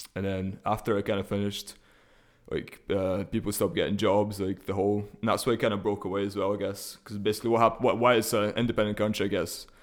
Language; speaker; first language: English; early bilingual, other home language; Russian